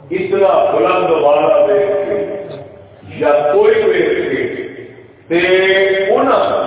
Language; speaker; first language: Urdu; non-native, local second language; Punjabi